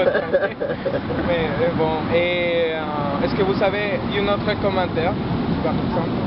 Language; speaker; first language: French; non-native, learner; Spanish